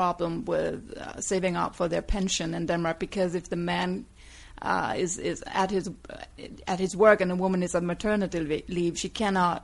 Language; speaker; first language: English; non-native, fluent; Danish